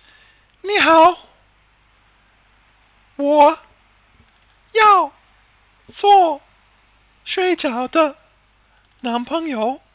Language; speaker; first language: Chinese; non-native, fluent; English